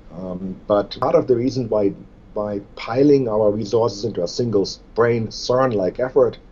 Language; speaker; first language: English; non-native, fluent; German